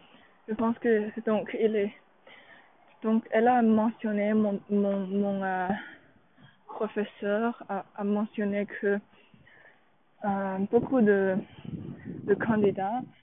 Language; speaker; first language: French; non-native, learner; English